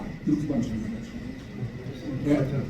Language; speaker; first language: Korean; native; Korean